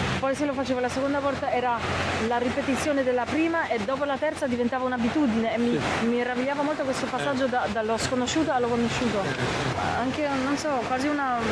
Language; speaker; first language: Italian; non-native, fluent; Polish